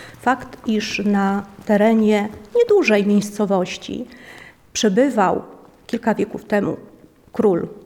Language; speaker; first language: Polish; native; Polish